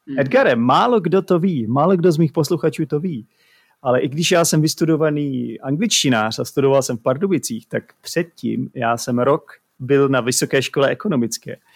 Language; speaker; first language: Czech; native; Czech